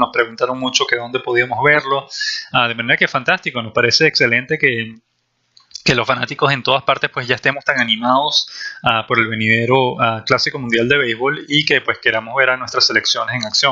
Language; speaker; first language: Spanish; native; Spanish